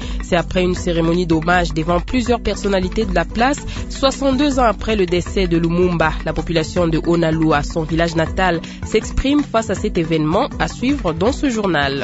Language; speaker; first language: French; non-native, local second language; Lingala